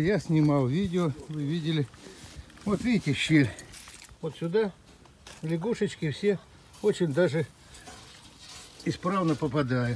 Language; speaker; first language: Russian; native; Russian